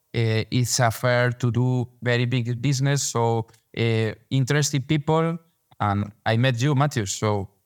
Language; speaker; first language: English; non-native, learner; Spanish